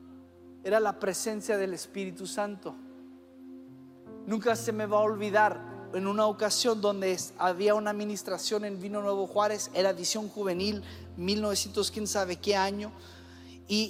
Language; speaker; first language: Spanish; early bilingual, other home language; English